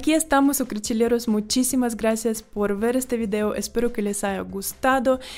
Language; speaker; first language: Spanish; non-native, fluent; Ukrainian